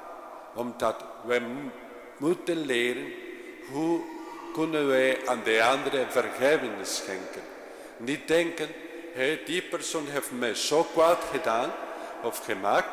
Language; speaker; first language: Dutch; non-native, fluent; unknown